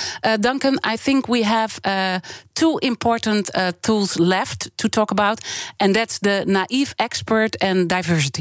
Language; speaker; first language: English; non-native, fluent; Dutch